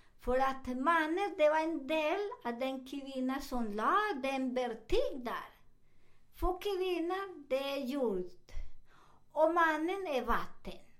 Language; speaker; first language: Swedish; non-native, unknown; Spanish